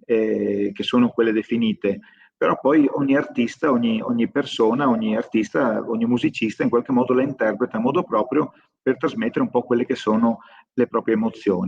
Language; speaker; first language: Italian; native; Italian